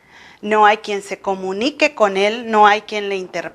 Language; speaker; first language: Spanish; native; Spanish